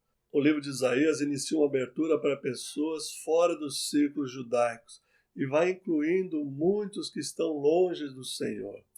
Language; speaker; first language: Portuguese; native; Portuguese